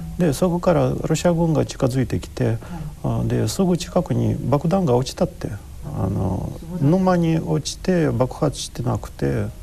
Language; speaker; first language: Japanese; non-native, fluent; Ukrainian